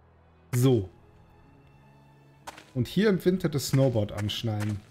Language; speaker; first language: German; native; German